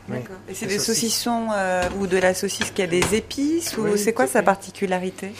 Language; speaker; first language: French; native; French